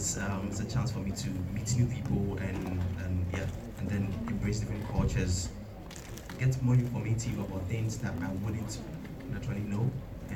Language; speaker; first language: English; non-native, local second language; Ga